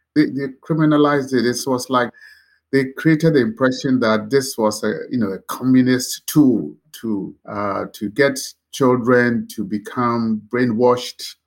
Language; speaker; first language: English; non-native, local second language; Akan